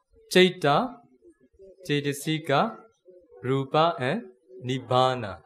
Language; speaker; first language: Thai; non-native, learner; Burmese